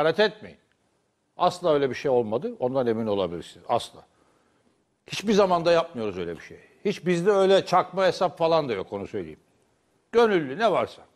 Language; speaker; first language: Turkish; native; Turkish